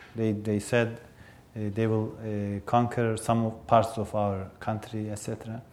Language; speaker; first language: English; non-native, fluent; Turkish